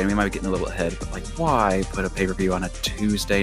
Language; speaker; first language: English; native; English